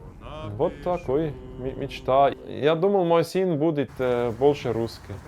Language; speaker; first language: Russian; non-native, learner; German